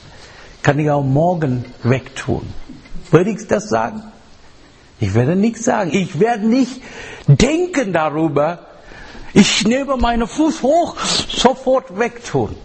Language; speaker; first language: German; non-native, fluent; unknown